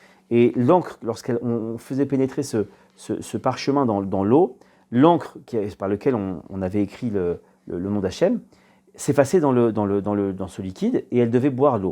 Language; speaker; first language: French; native; French